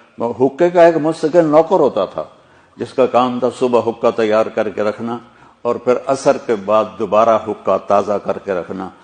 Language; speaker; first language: Urdu; non-native, local second language; Punjabi